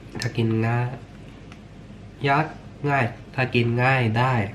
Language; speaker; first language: Thai; early bilingual, heritage; Swedish